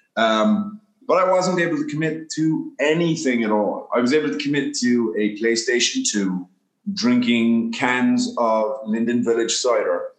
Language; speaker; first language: English; native; English